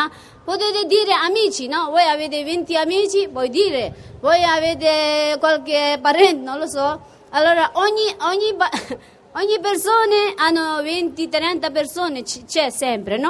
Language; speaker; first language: Italian; non-native, fluent; Tibetan